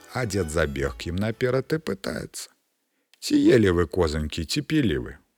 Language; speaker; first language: Belarusian; native; Belarusian